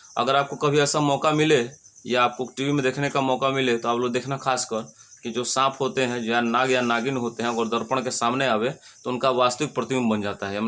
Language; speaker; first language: Hindi; native; Hindi